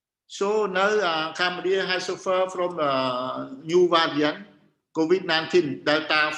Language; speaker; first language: English; non-native, learner; Khmer